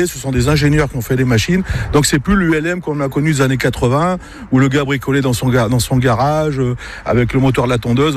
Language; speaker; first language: French; native; French